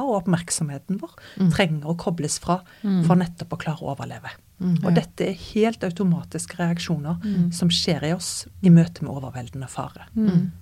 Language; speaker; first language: Norwegian; native; Norwegian